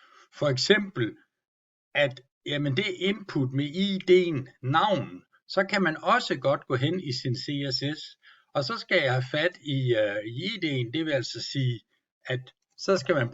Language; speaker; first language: Danish; native; Danish